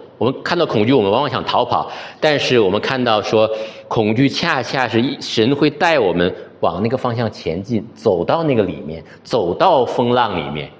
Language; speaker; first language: Chinese; native; Chinese